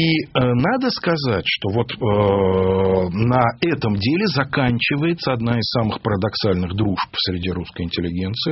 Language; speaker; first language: Russian; native; Russian